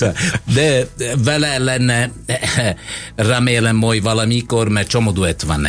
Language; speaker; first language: Hungarian; non-native, learner; Italian